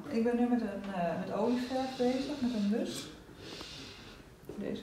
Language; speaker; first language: Dutch; native; Dutch